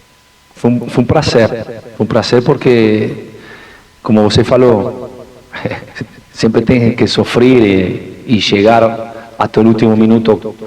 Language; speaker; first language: Portuguese; non-native, fluent; Spanish